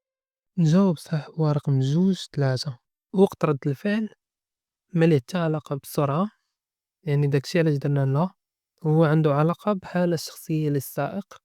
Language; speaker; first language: Arabic; native; Arabic